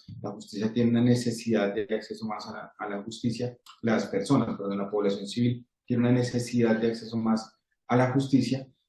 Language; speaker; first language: Spanish; native; Spanish